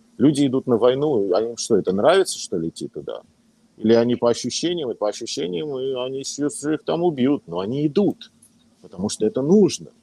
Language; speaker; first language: Russian; native; Russian